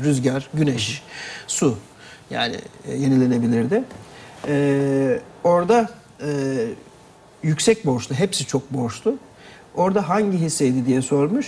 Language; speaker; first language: Turkish; native; Turkish